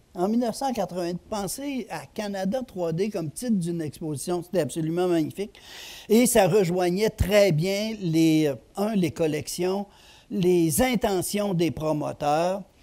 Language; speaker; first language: French; native; French